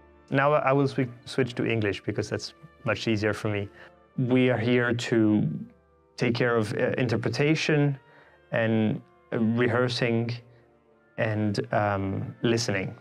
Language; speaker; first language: English; non-native, fluent; French